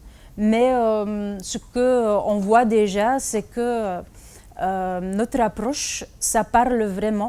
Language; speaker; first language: French; non-native, fluent; Dutch